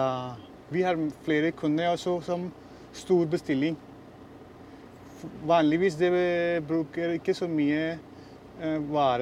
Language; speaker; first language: Norwegian; non-native, learner; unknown